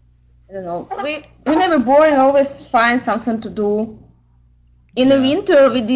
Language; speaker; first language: English; non-native, learner; Ukrainian